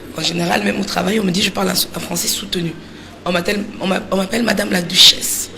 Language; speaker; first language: French; native; French